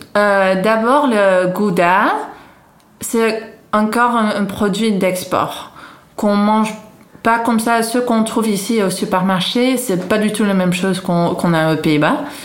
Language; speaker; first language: French; non-native, fluent; Dutch